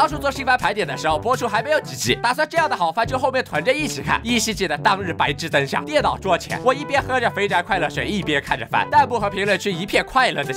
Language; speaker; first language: Chinese; native; Chinese